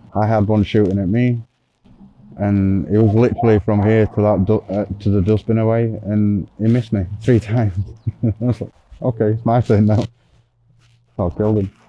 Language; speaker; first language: English; native; English